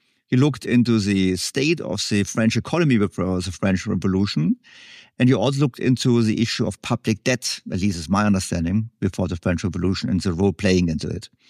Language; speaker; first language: English; non-native, fluent; German